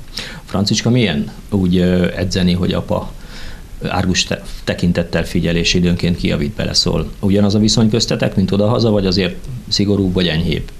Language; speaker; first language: Hungarian; native; Hungarian